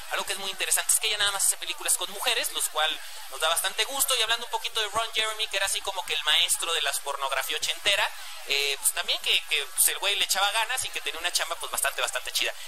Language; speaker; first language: Spanish; native; Spanish